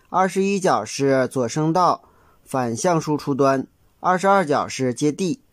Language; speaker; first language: Chinese; native; Chinese